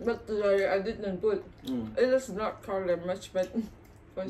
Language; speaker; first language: English; non-native, learner; Vietnamese